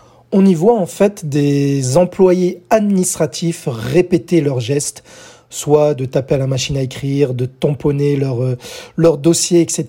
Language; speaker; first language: French; native; French